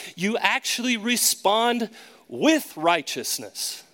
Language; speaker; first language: English; native; English